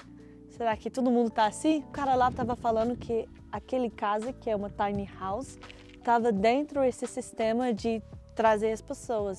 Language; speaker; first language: Portuguese; non-native, fluent; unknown